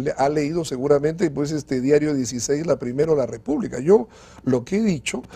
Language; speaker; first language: Spanish; native; Spanish